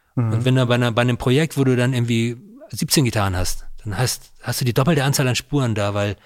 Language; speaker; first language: German; native; German